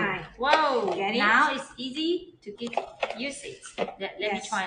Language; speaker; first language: English; non-native, learner; Chinese